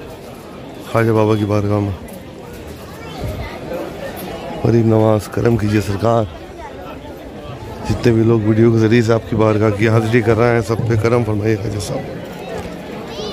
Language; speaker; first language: Urdu; native; Urdu